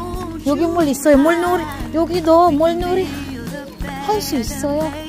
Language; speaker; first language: Korean; non-native, learner; Filipino